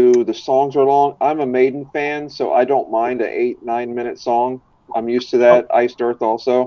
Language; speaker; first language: English; native; English